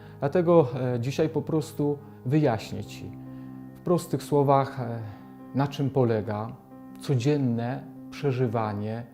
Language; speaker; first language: Polish; native; Polish